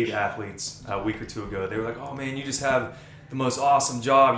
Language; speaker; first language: English; native; English